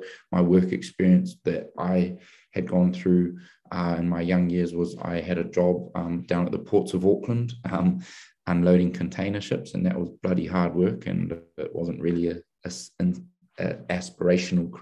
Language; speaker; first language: English; native; English